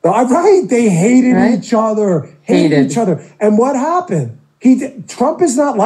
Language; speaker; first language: English; native; English